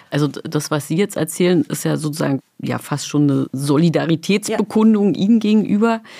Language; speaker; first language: German; native; German